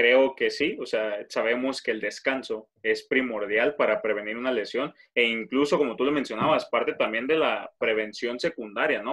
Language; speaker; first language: Spanish; native; Spanish